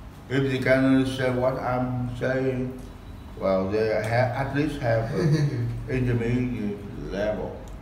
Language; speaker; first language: English; non-native, fluent; Vietnamese